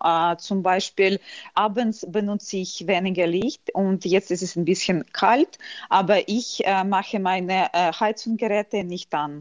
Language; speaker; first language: German; non-native, fluent; Ukrainian